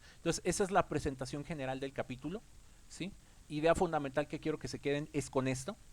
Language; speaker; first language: Spanish; native; Spanish